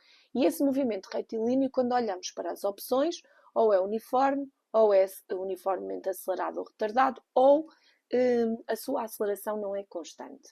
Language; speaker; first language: Portuguese; native; Portuguese